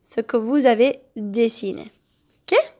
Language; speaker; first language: French; non-native, fluent; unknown